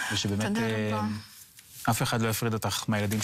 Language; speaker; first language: Hebrew; native; Hebrew